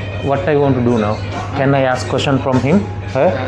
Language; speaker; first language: English; non-native, fluent; Sinhala